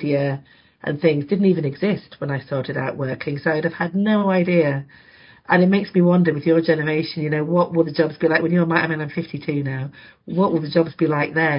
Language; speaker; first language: English; native; English